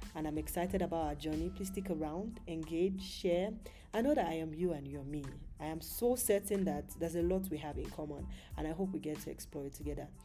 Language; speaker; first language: English; non-native, local second language; Yoruba